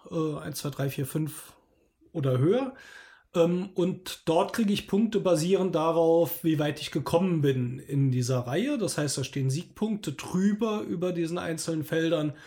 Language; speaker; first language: German; native; German